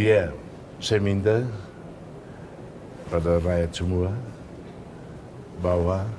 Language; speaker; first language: Indonesian; non-native, fluent; Tetum